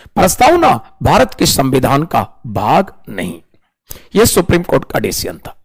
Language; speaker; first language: Hindi; native; Hindi